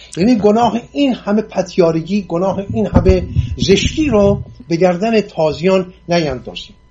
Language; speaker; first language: Persian; non-native, local second language; Assyrian Neo-Aramaic